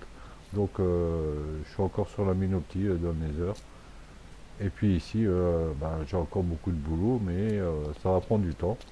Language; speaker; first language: French; native; French